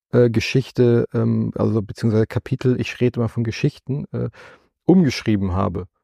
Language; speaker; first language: German; native; German